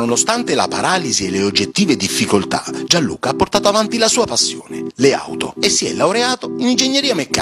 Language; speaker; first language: Italian; native; Italian